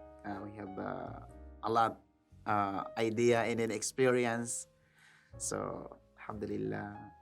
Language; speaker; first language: English; non-native, learner; Filipino